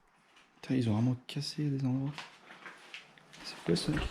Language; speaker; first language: French; native; French